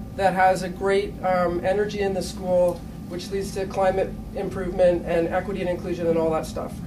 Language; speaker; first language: English; native; English